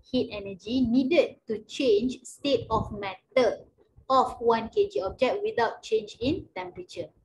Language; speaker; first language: English; non-native, local second language; Malay